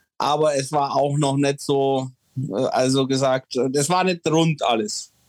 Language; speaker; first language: German; early bilingual, other home language; Czech